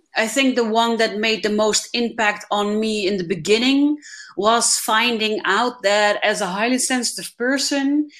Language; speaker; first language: English; non-native, fluent; Dutch